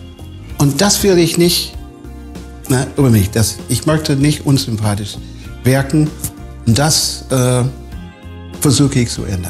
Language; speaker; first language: German; non-native, fluent; English